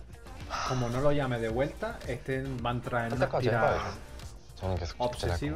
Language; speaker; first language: Spanish; native; Spanish